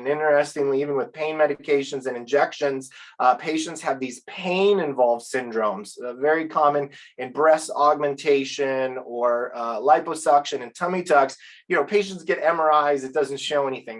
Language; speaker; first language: English; native; English